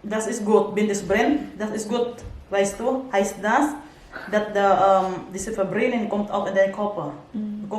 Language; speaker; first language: German; non-native, learner; Filipino